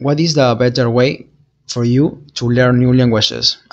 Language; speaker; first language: English; non-native, fluent; Spanish